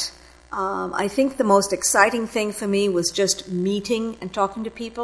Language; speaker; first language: English; non-native, local second language; Tamil